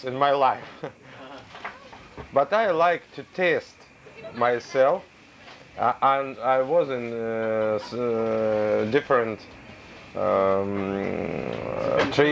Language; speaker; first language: English; non-native, learner; Russian